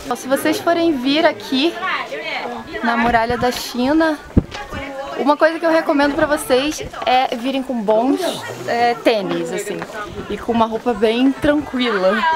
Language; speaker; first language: Portuguese; native; Portuguese